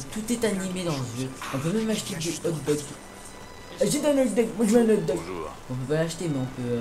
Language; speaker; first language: French; native; French